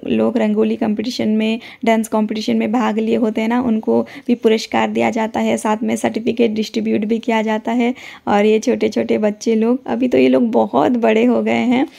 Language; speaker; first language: Hindi; non-native, local second language; Odia